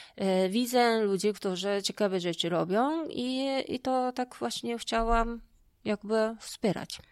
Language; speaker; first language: Polish; non-native, fluent; Japanese